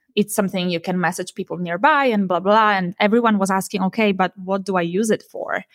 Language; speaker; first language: English; non-native, fluent; Polish